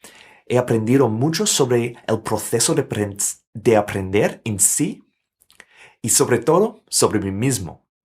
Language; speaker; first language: Spanish; non-native, fluent; English